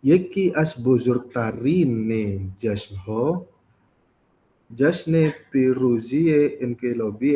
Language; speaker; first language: Persian; non-native, learner; Indonesian